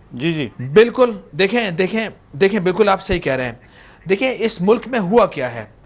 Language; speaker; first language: Urdu; native; Urdu